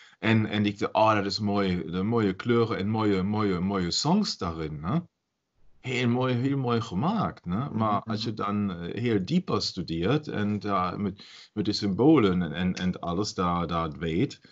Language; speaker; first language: Dutch; non-native, learner; German